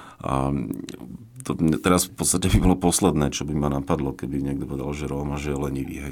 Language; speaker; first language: Slovak; native; Slovak